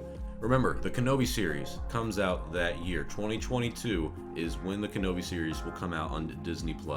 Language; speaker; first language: English; native; English